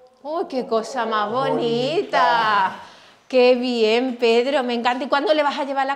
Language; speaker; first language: Spanish; native; Spanish